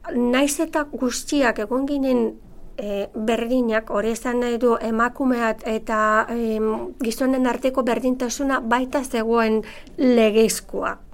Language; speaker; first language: Basque; non-native, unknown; Bulgarian